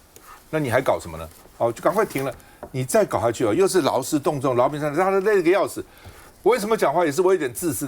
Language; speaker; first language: Chinese; native; Chinese